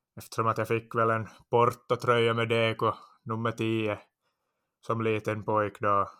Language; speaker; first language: Swedish; native; Swedish